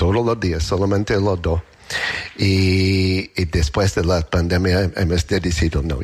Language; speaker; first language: Spanish; non-native, learner; English